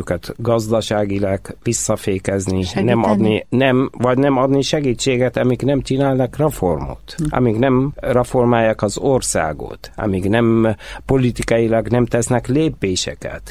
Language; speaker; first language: Hungarian; non-native, fluent; Arabic